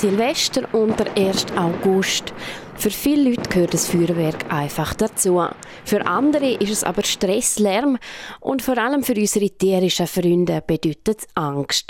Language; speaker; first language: German; native; German